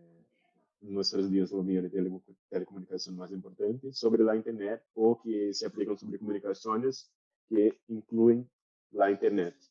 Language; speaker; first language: Spanish; non-native, learner; Portuguese